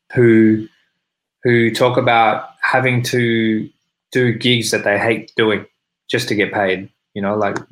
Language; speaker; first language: English; native; English